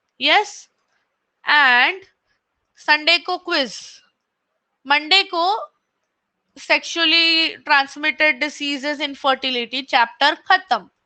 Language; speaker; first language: Hindi; non-native, local second language; Marathi